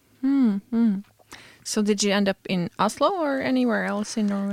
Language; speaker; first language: English; non-native, fluent; Norwegian